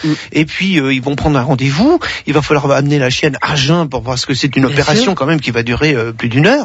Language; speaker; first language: French; native; French